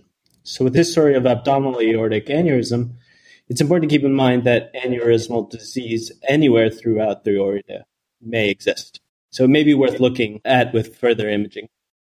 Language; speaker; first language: English; native; English